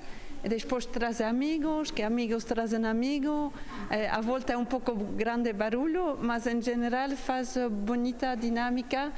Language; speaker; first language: Portuguese; non-native, learner; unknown